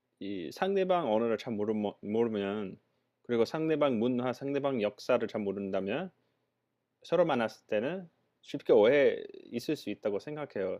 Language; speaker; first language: Korean; non-native, fluent; English